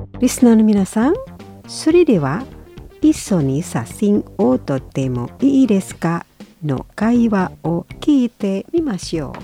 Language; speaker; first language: Japanese; non-native, fluent; Indonesian